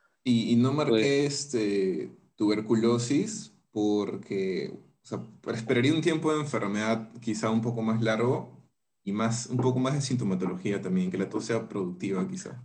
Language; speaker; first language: Spanish; native; Spanish